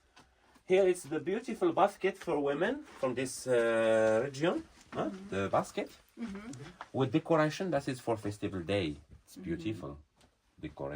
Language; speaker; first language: English; non-native, learner; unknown